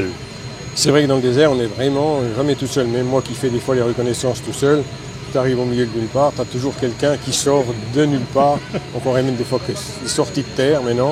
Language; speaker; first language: French; native; French